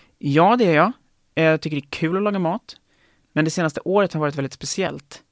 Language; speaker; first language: Swedish; native; Swedish